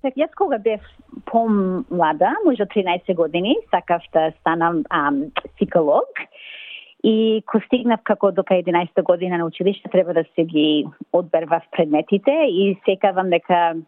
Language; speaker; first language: Macedonian; early bilingual, other home language; English